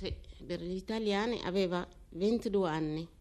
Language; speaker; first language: Italian; non-native, learner; Tigrinya